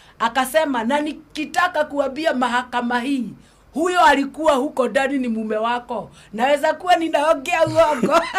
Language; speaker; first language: Swahili; non-native, local second language; Kikuyu